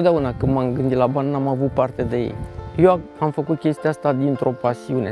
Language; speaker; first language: Romanian; native; Romanian